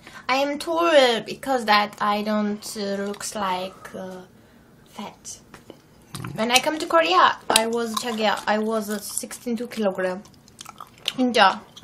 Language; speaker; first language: English; non-native, learner; Turkish